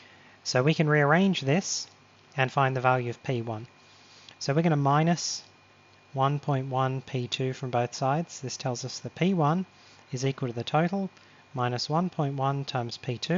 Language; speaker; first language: English; native; English